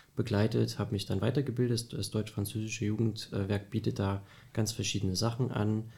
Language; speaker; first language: German; native; German